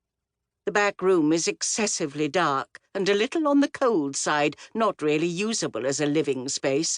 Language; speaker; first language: English; native; English